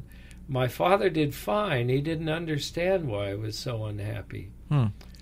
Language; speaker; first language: English; native; English